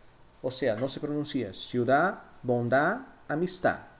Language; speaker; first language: Spanish; non-native, fluent; Portuguese